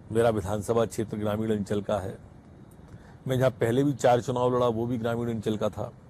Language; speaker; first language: Hindi; native; Hindi